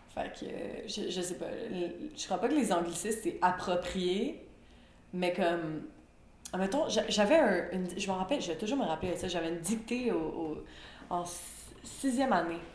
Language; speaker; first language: French; native; French